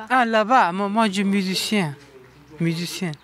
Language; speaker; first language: French; non-native, learner; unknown